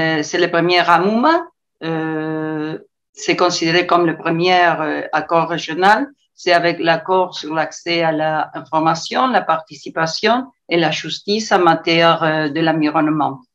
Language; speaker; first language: French; non-native, learner; Spanish